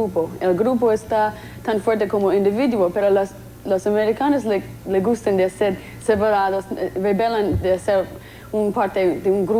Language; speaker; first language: Spanish; non-native, learner; English